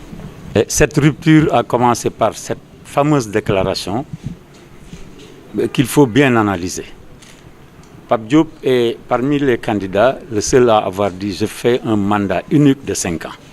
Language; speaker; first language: French; non-native, local second language; Wolof